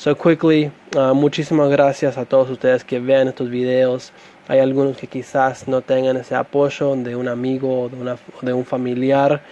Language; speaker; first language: Spanish; non-native, fluent; English